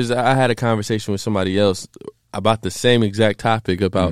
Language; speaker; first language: English; native; English